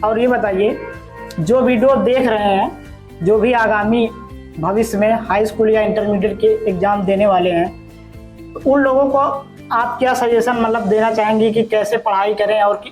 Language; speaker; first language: Hindi; native; Hindi